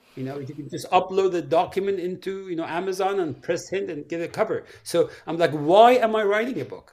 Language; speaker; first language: English; non-native, fluent; Persian